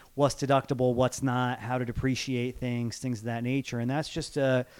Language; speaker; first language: English; native; English